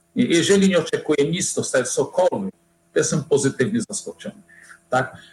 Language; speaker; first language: Polish; non-native, fluent; Portuguese